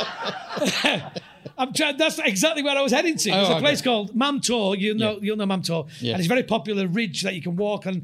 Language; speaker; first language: English; native; English